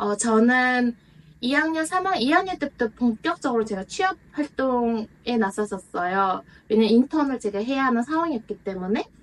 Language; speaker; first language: Korean; non-native, fluent; Mongolian